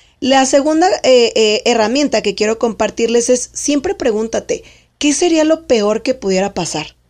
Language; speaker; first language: Spanish; native; Spanish